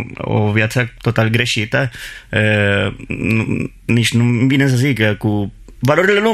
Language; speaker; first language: Romanian; non-native, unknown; Spanish